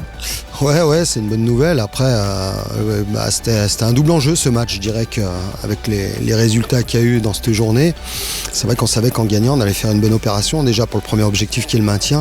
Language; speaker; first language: French; native; French